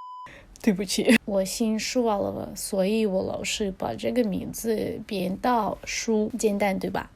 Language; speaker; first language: Chinese; non-native, fluent; Russian